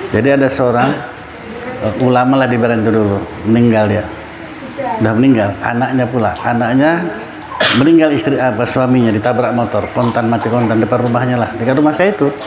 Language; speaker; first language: Indonesian; non-native, local second language; Minangkabau